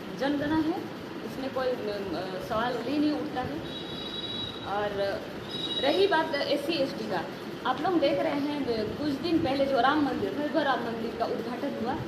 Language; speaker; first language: Hindi; non-native, local second language; Santali